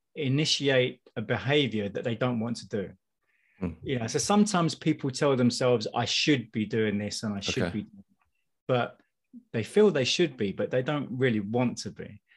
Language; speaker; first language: English; native; English